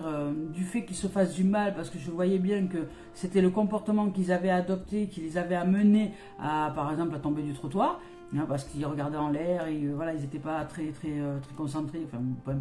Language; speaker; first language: French; native; French